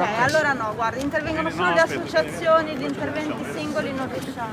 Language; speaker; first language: Italian; native; Italian